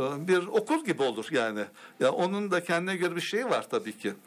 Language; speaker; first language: Turkish; native; Turkish